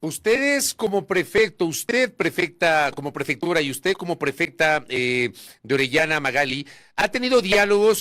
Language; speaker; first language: Spanish; native; Spanish